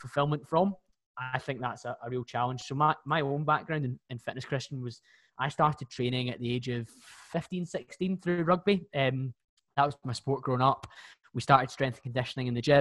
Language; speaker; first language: English; native; English